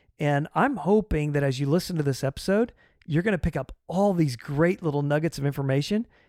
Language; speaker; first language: English; native; English